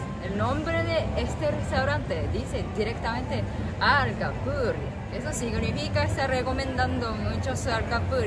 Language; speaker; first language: Spanish; non-native, learner; Japanese